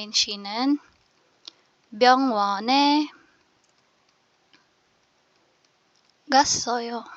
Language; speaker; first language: Korean; non-native, learner; Filipino